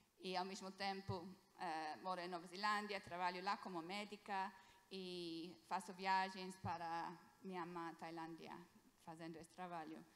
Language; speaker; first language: Portuguese; non-native, fluent; English